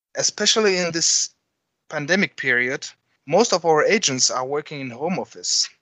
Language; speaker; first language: English; non-native, fluent; French